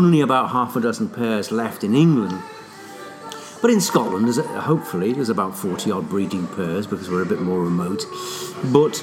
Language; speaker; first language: English; native; English